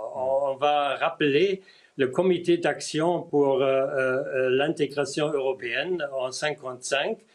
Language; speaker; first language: French; non-native, fluent; German